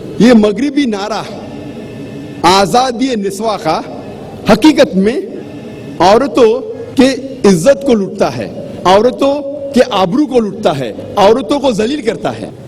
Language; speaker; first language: Urdu; non-native, local second language; Konkani